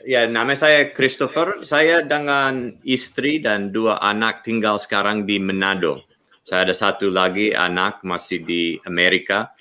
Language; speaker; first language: Indonesian; non-native, learner; English